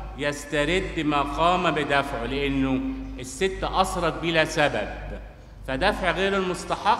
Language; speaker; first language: Arabic; native; Arabic